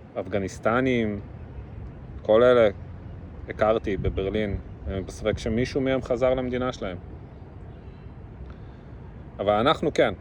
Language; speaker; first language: Hebrew; early bilingual, other home language; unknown